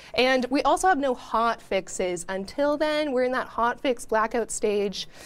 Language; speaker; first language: English; native; English